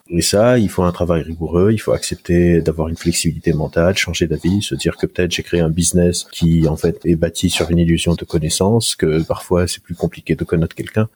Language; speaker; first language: French; non-native, local second language; Arabic